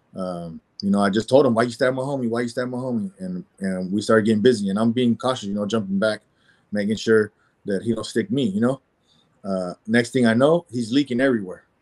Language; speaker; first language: English; native; English